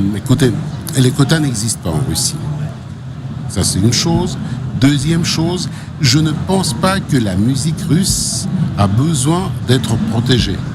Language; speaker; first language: French; non-native, fluent; Russian